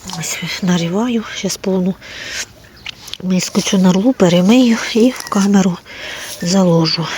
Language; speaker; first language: Ukrainian; native; Ukrainian